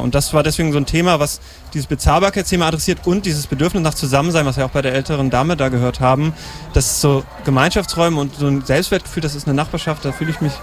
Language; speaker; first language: German; native; German